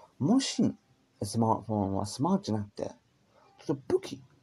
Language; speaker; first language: Japanese; non-native, learner; English